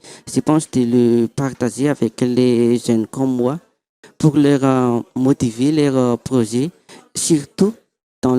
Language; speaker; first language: French; non-native, local second language; Malagasy